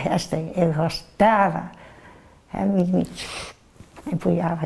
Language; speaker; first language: Portuguese; non-native, learner; Dutch